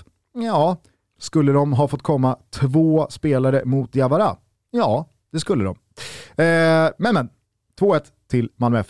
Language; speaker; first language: Swedish; native; Swedish